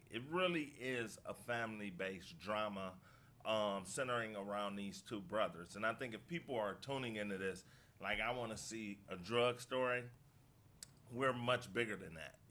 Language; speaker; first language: English; native; English